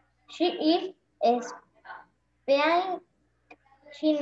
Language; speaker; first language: English; non-native, learner; Spanish